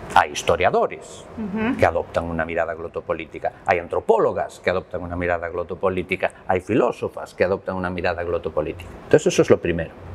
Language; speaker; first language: Spanish; native; Spanish